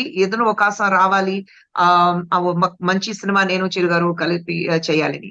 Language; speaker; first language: Telugu; non-native, fluent; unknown